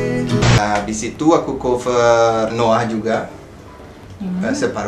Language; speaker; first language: Indonesian; non-native, fluent; Portuguese